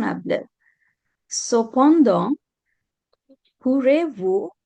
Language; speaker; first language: French; non-native, learner; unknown